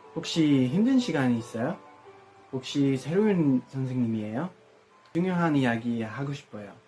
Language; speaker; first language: Korean; non-native, learner; English